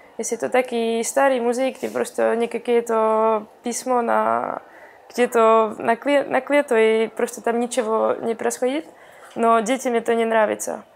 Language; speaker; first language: Russian; non-native, learner; Estonian